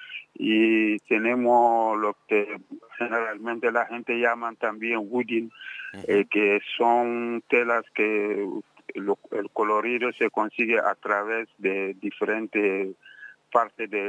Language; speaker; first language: Spanish; non-native, fluent; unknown